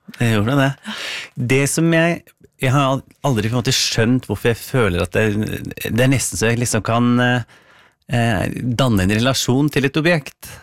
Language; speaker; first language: Norwegian; native; Norwegian